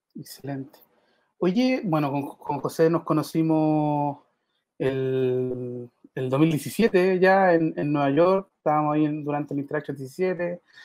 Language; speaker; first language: Spanish; native; Spanish